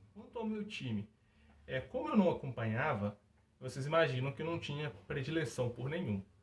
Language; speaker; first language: Portuguese; native; Portuguese